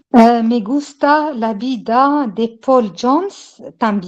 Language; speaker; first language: Spanish; non-native, learner; Arabic